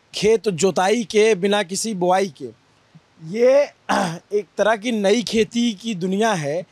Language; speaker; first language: Hindi; native; Hindi